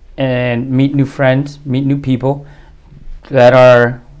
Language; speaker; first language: English; early bilingual, other home language; Spanish